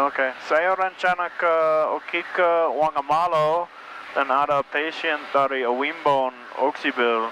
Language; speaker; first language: Indonesian; non-native, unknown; English